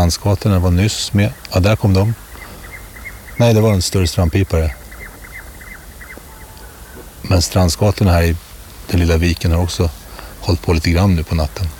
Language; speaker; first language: Swedish; native; Swedish